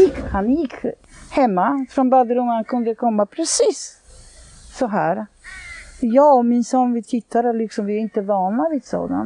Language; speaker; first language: Swedish; non-native, fluent; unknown